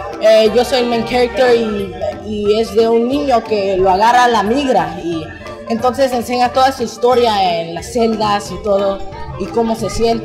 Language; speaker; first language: Spanish; early bilingual, heritage; Spanish